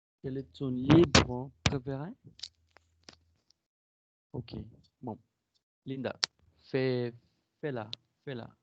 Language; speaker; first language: French; non-native, fluent; Spanish